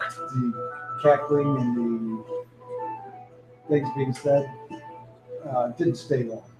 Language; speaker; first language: English; native; English